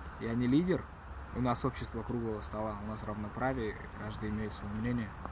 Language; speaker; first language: Russian; early bilingual, heritage; Russian